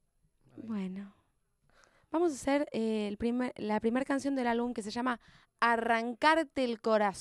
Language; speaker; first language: Spanish; native; Spanish